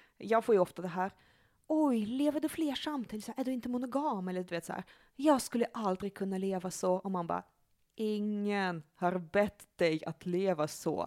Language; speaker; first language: Swedish; early bilingual, other home language; Russian